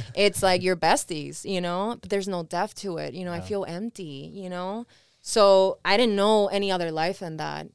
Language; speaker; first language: English; early bilingual, other home language; Spanish